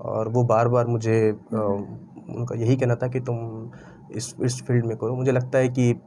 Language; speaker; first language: Hindi; native; Hindi